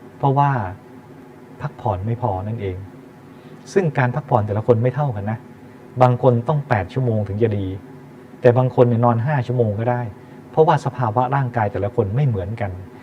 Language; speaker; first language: Thai; native; Thai